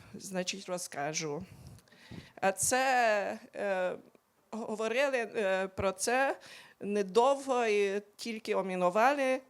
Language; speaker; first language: Ukrainian; non-native, local second language; Hungarian